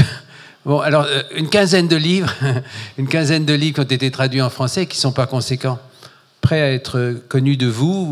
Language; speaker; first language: French; native; French